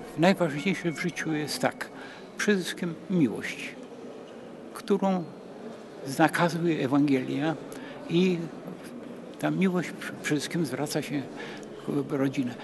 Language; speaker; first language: Polish; non-native, local second language; Kashubian